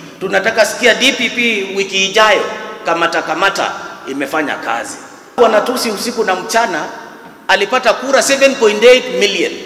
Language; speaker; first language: Swahili; native; Swahili